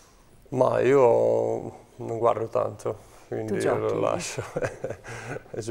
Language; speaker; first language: Italian; non-native, fluent; Czech